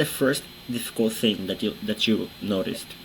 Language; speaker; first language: English; non-native, fluent; Portuguese